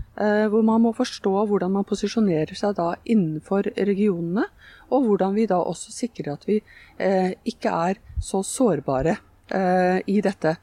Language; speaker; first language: Norwegian; native; Norwegian